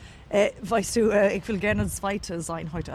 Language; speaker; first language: German; non-native, learner; English